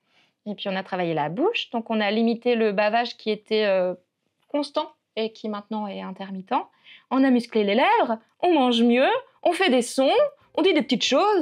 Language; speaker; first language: French; native; French